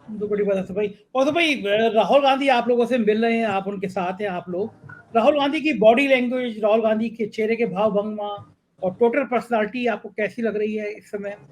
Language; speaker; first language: Hindi; native; Hindi